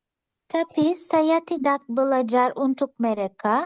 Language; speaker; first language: Indonesian; non-native, learner; Turkish